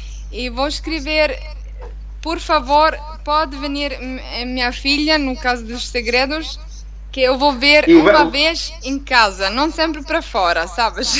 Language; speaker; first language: Portuguese; non-native, learner; Italian